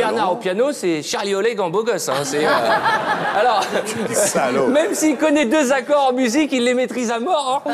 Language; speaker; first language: French; native; French